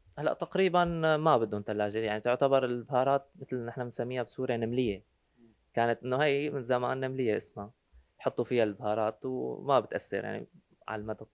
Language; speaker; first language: Arabic; native; Arabic